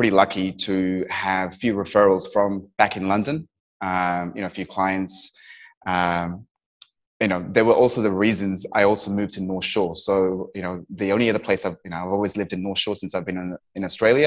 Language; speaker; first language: English; non-native, local second language; Nepali